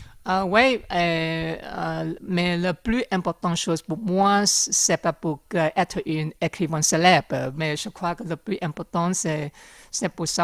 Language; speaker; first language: French; non-native, learner; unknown